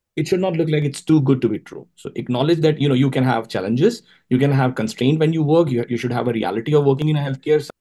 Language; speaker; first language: English; non-native, local second language; Urdu